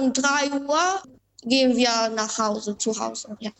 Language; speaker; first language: German; non-native, learner; Albanian